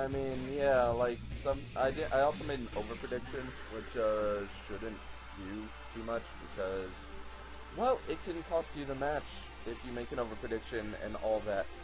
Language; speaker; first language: English; native; English